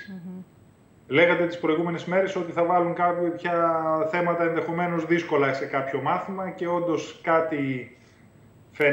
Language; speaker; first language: Greek; native; Greek